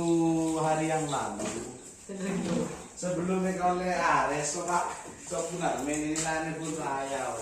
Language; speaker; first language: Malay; non-native, local second language; Madurese